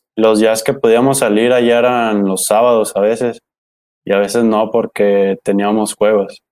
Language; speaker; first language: Spanish; native; Spanish